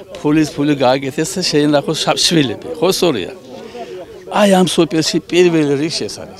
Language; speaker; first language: Georgian; non-native, local second language; Azerbaijani